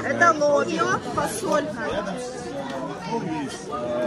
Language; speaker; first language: Russian; native; Russian